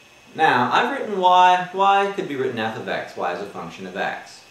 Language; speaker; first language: English; native; English